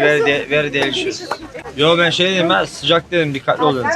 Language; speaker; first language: Turkish; native; Turkish